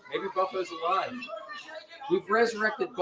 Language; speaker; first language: English; native; English